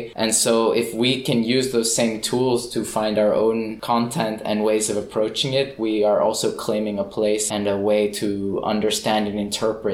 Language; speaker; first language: English; native; English